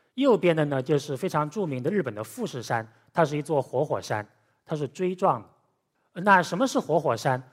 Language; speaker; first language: Chinese; native; Chinese